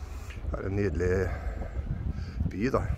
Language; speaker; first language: Norwegian; native; Norwegian